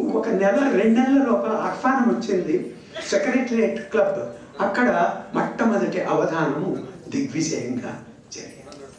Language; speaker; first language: Telugu; non-native, local second language; Kannada